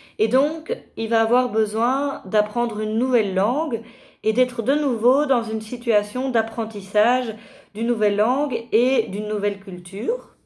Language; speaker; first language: French; native; French